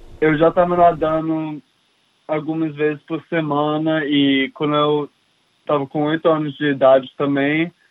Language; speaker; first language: Portuguese; early bilingual, heritage; English